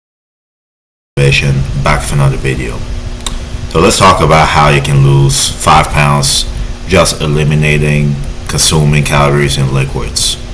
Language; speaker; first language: English; native; English